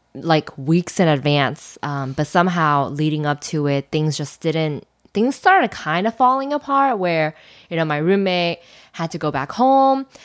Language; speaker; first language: English; non-native, fluent; Chinese